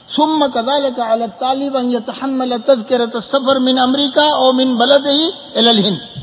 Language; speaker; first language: Arabic; non-native, fluent; Urdu